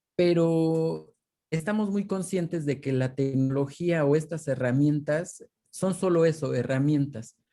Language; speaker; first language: Spanish; non-native, local second language; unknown